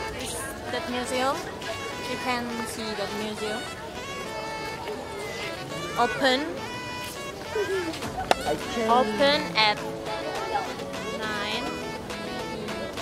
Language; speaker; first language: English; non-native, learner; Indonesian